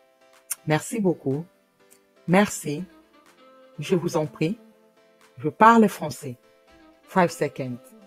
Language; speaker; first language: French; non-native, fluent; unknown